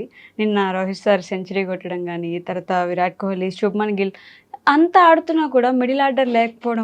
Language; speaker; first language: Telugu; native; Telugu